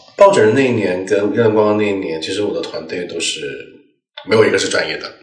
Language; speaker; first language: Chinese; non-native, local second language; Cantonese